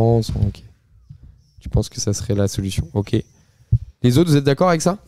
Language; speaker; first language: French; native; French